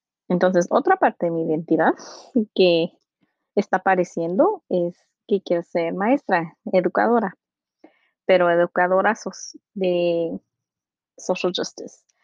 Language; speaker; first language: Spanish; early bilingual, heritage; Spanish